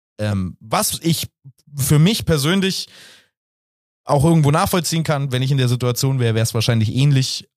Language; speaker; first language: German; native; German